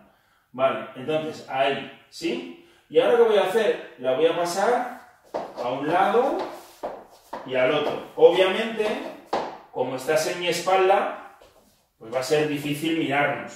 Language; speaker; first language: Spanish; native; Spanish